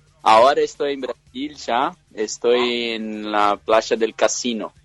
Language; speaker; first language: Spanish; non-native, fluent; Portuguese